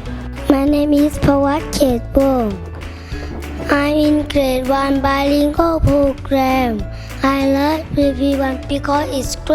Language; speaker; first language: English; non-native, learner; Thai